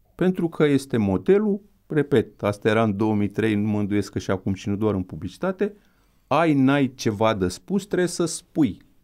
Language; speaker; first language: Romanian; native; Romanian